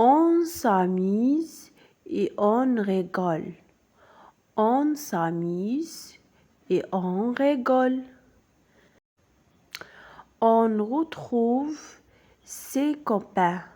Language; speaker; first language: French; non-native, local second language; Arabic